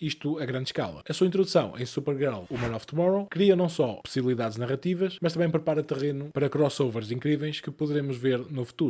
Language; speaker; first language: Portuguese; native; Portuguese